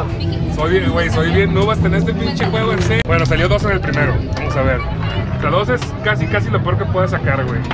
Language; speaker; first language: Spanish; native; Spanish